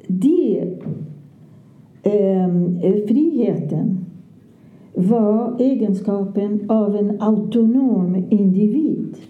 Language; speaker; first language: Swedish; non-native, fluent; Portuguese